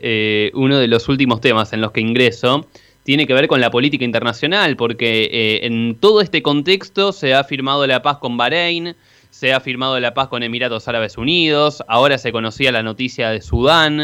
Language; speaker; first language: Spanish; native; Spanish